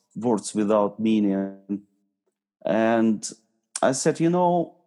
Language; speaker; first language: English; non-native, fluent; Ukrainian